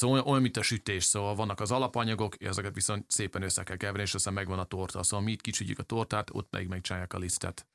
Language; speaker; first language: Hungarian; early bilingual, heritage; English